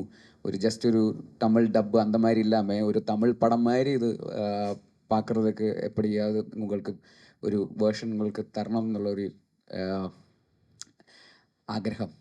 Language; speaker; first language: Tamil; non-native, learner; Malayalam